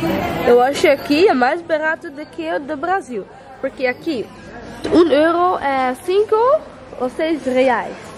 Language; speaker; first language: Portuguese; non-native, learner; Dutch